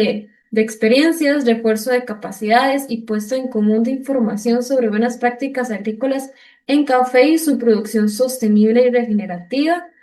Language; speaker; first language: Spanish; native; Spanish